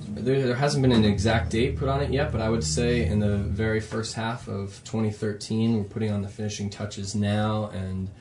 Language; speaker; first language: English; native; English